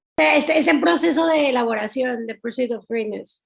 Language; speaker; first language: Spanish; native; Spanish